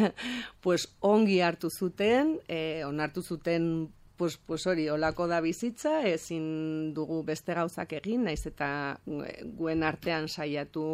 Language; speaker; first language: Basque; non-native, local second language; Spanish